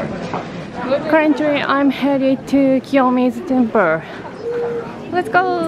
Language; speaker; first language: English; non-native, fluent; Japanese